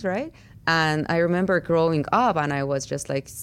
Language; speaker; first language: English; non-native, fluent; Persian